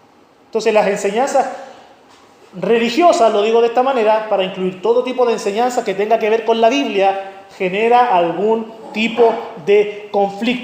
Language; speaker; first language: Spanish; native; Spanish